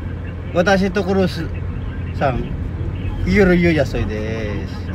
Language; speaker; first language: Japanese; non-native, learner; Filipino